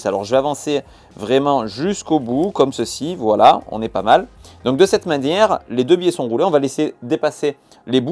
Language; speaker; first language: French; native; French